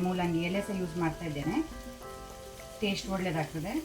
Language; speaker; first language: Kannada; native; Kannada